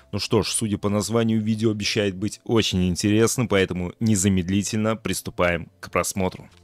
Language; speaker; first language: Russian; native; Russian